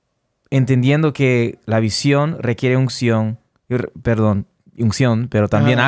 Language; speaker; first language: Spanish; early bilingual, heritage; Spanish